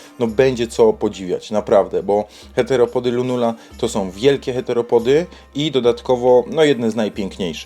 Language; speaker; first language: Polish; native; Polish